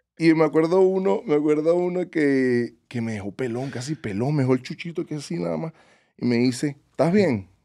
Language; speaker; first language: Spanish; native; Spanish